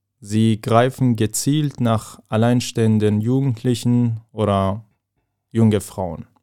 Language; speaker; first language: German; non-native, fluent; Persian